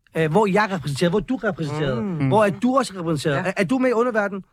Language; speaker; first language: Danish; early bilingual, other home language; Persian